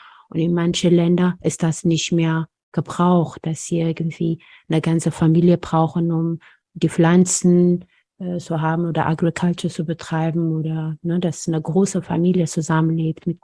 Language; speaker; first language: German; non-native, fluent; Amharic